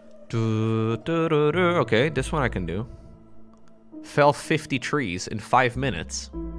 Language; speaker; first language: English; non-native, fluent; Dutch